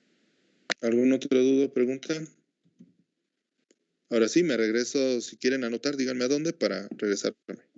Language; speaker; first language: Spanish; native; Spanish